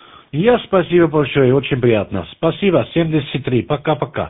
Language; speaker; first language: Russian; non-native, learner; German